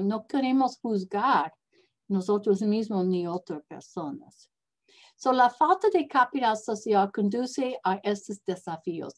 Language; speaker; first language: Spanish; non-native, learner; English